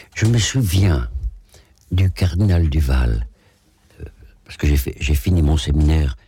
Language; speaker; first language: French; native; French